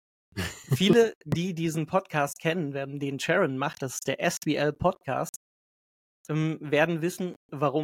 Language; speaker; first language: German; native; German